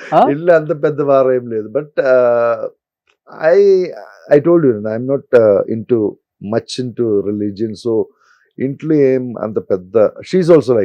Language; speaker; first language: Telugu; non-native, learner; Malayalam